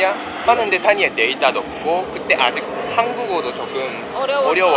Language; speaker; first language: Korean; non-native, fluent; Japanese